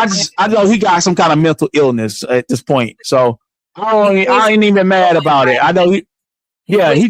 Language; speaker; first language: English; native; English